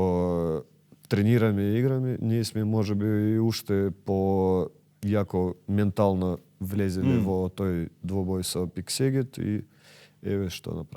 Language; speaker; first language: Macedonian; non-native, learner; Russian